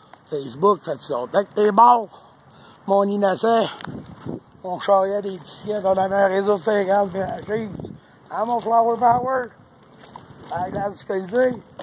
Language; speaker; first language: French; native; French